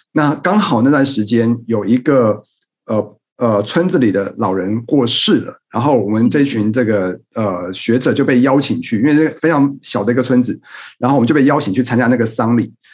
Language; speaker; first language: Chinese; native; Chinese